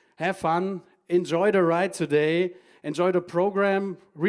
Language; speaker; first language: English; non-native, fluent; German